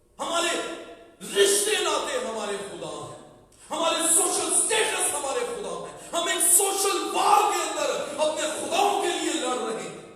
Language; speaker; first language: Urdu; non-native, local second language; Punjabi